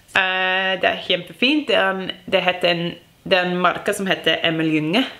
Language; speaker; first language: Norwegian; non-native, learner; English